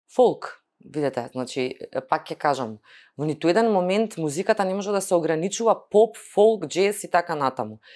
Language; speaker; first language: Macedonian; native; Macedonian